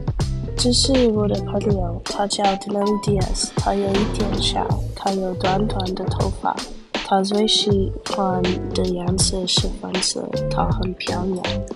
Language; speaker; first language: Chinese; non-native, learner; English